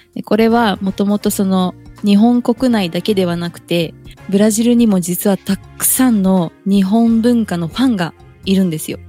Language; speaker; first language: Japanese; early bilingual, other home language; Portuguese